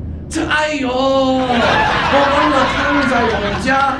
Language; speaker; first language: Chinese; non-native, learner; English